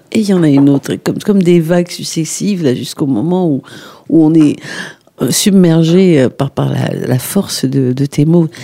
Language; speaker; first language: French; native; French